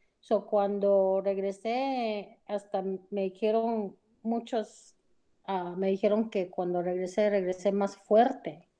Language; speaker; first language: Spanish; early bilingual, heritage; Spanish